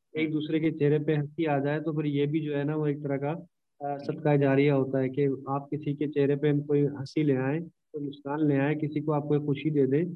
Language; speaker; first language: Urdu; native; Urdu